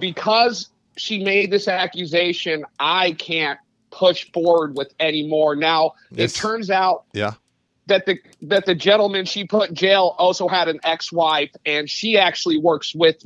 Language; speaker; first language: English; native; English